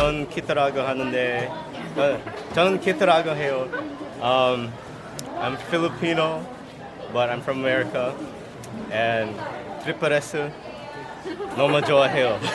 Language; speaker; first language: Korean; non-native, learner; English